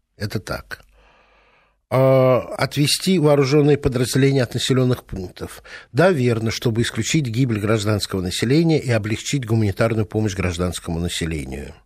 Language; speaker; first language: Russian; native; Russian